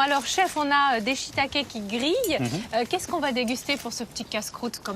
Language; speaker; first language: French; native; French